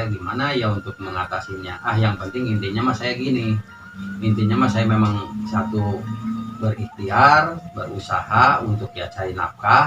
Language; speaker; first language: Indonesian; non-native, local second language; Sundanese